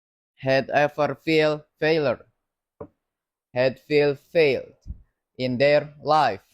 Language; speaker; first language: English; non-native, learner; Indonesian